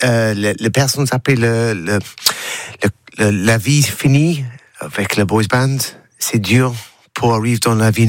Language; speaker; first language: French; non-native, learner; English